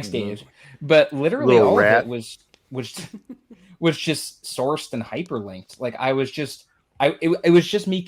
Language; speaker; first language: English; native; English